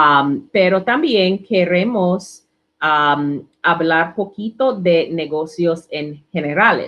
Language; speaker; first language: Spanish; non-native, learner; English